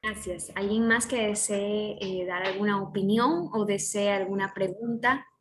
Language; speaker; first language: Spanish; native; Spanish